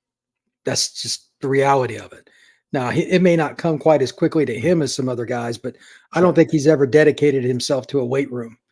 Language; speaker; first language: English; native; English